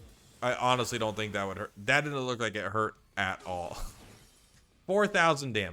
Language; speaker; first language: English; native; English